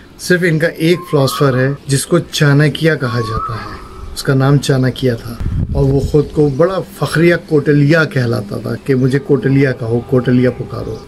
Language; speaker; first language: Urdu; native; Urdu